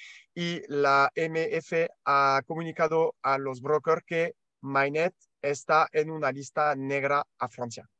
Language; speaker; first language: Spanish; non-native, learner; French